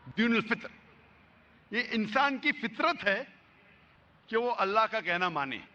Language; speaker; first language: Urdu; non-native, local second language; Konkani